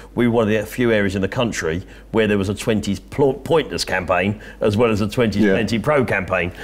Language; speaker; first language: English; native; English